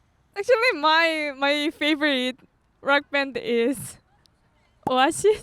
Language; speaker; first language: English; non-native, learner; Korean